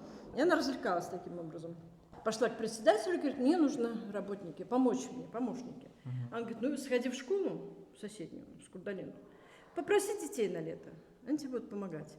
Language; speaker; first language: Russian; native; Russian